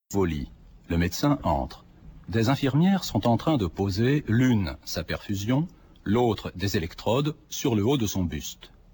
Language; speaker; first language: French; native; French